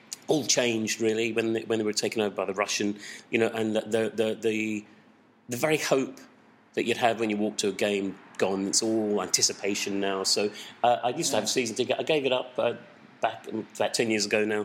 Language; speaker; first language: English; native; English